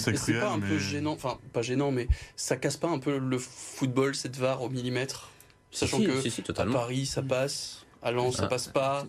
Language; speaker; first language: French; native; French